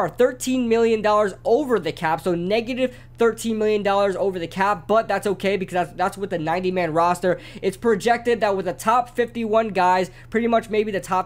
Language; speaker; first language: English; native; English